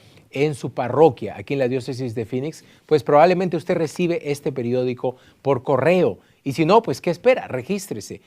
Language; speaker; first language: Spanish; native; Spanish